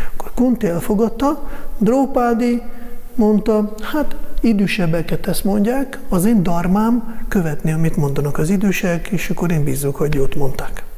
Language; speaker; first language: Hungarian; non-native, fluent; Russian